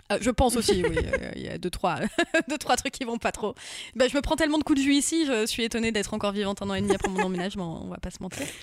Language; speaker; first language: French; native; French